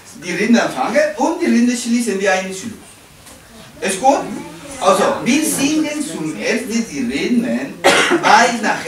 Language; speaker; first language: German; non-native, learner; Spanish